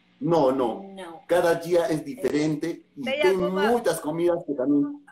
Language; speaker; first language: Portuguese; non-native, learner; Spanish